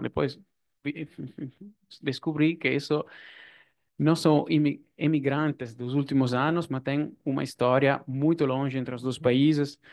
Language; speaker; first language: Portuguese; non-native, fluent; Italian